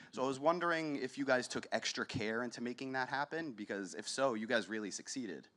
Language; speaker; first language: English; native; English